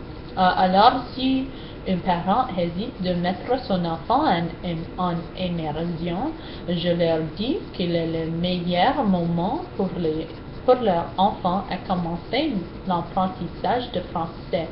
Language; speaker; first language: French; non-native, learner; English